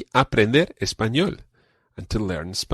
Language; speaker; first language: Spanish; non-native, fluent; English